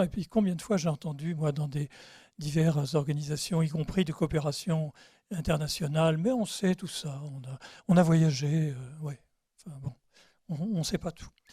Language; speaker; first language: French; native; French